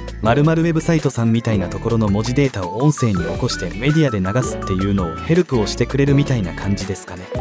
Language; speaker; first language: Japanese; native; Japanese